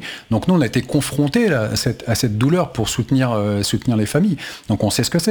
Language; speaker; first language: French; native; French